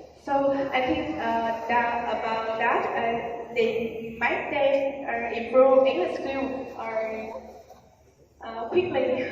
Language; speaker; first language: English; non-native, learner; Vietnamese